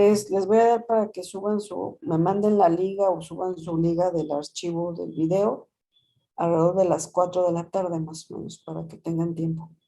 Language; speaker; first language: Spanish; native; Spanish